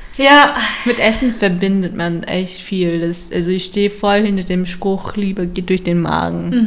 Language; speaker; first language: German; early bilingual, other home language; Vietnamese